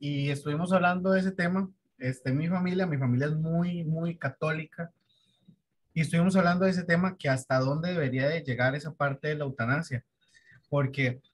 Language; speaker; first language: Spanish; native; Spanish